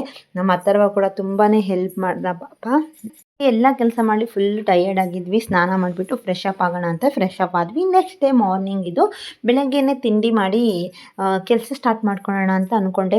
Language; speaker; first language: Kannada; native; Kannada